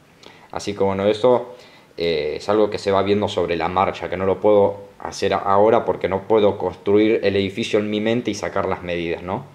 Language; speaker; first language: Spanish; native; Spanish